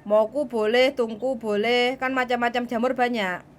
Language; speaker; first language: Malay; non-native, local second language; Javanese